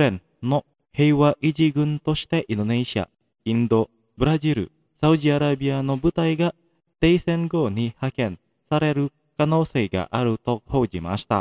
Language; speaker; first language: Japanese; non-native, fluent; Indonesian